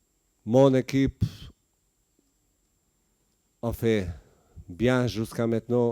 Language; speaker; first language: French; non-native, learner; Bosnian